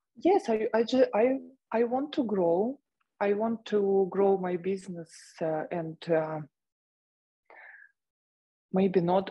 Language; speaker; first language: English; non-native, fluent; Russian